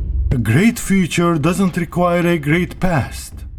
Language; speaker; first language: English; non-native, fluent; Turkish